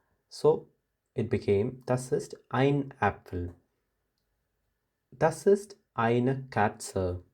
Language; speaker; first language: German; non-native, fluent; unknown